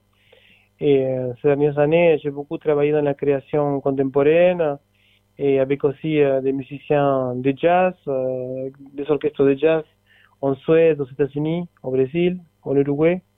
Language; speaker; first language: French; non-native, fluent; Spanish